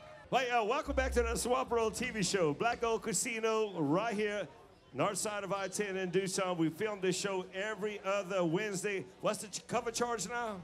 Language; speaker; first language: English; early bilingual, other home language; French